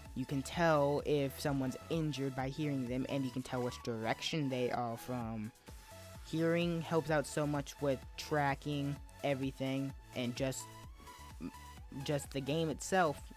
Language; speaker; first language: English; native; English